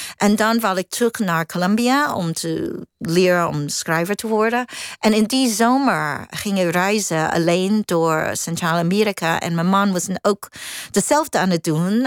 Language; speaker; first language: Dutch; non-native, fluent; Cantonese